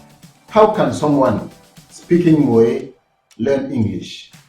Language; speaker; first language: English; non-native, fluent; French